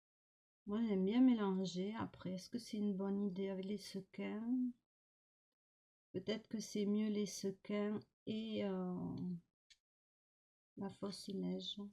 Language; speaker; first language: French; native; French